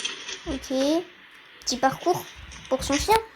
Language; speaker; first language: French; native; French